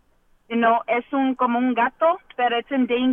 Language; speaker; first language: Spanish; early bilingual, heritage; English